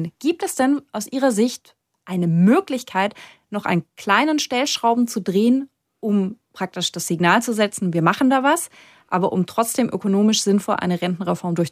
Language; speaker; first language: German; native; German